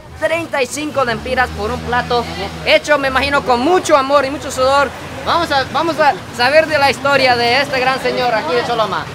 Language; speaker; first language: Spanish; non-native, fluent; Japanese